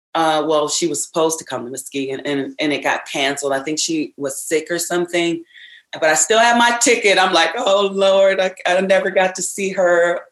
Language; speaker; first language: English; native; English